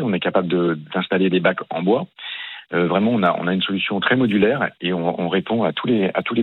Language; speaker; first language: French; native; French